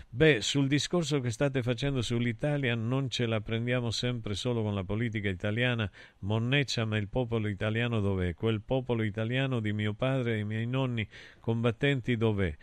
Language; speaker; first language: Italian; native; Italian